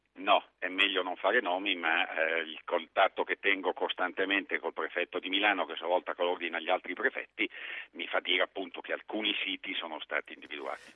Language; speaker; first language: Italian; native; Italian